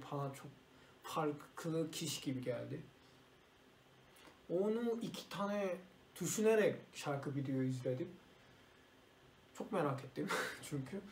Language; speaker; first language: Turkish; non-native, learner; Korean